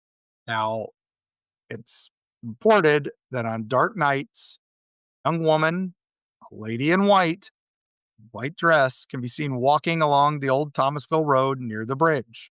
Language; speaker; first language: English; native; English